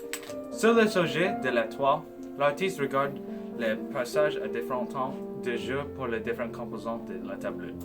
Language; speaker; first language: French; non-native, learner; English